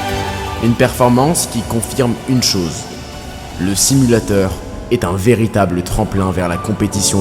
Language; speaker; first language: French; native; French